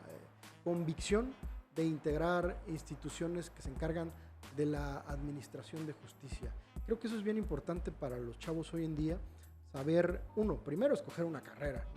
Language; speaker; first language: Spanish; native; Spanish